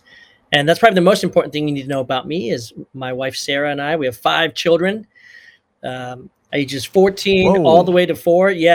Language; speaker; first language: English; native; English